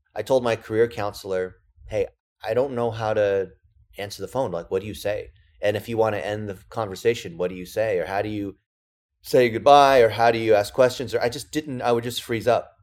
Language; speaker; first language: English; early bilingual, other home language; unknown